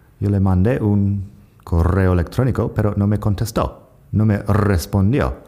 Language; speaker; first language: Spanish; non-native, fluent; English